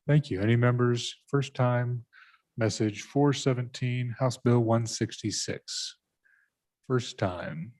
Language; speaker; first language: English; native; English